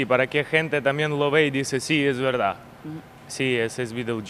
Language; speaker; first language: Spanish; non-native, learner; Ukrainian